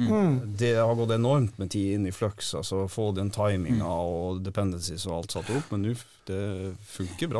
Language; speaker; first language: Norwegian; native; Norwegian